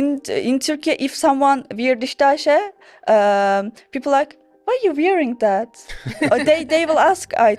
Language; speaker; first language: English; non-native, learner; Turkish